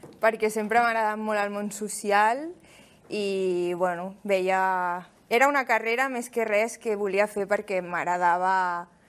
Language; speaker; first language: Catalan; early bilingual, other home language; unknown